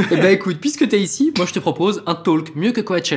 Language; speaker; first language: French; native; French